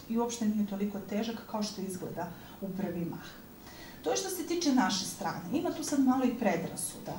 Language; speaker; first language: Croatian; native; Croatian